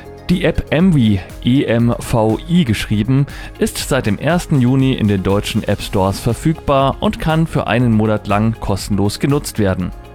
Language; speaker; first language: German; native; German